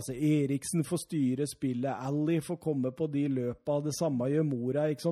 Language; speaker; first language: Norwegian; native; Norwegian